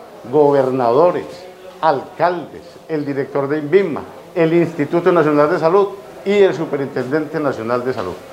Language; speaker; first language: Spanish; native; Spanish